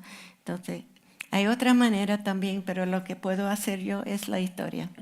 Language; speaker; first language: Spanish; non-native, fluent; English